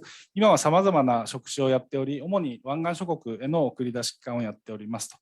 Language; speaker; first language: Japanese; native; Japanese